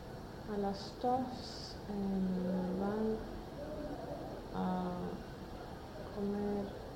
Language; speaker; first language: Spanish; non-native, learner; Swedish